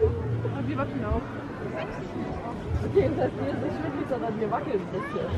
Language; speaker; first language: German; native; German